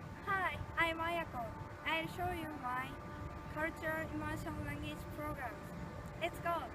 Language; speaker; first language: English; non-native, learner; Japanese